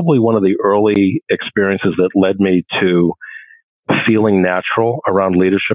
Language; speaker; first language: English; native; English